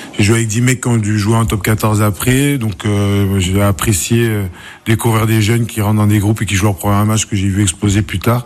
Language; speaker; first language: French; native; French